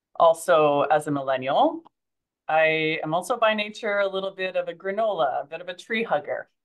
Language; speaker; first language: English; early bilingual, other home language; French